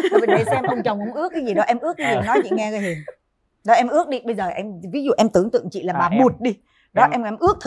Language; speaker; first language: Vietnamese; native; Vietnamese